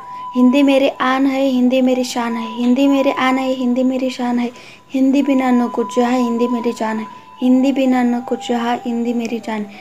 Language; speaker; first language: Hindi; non-native, local second language; Marathi